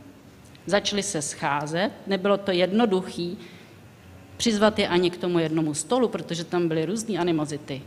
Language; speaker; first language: Czech; native; Czech